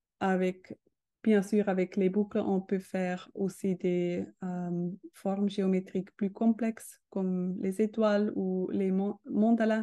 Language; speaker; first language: French; non-native, learner; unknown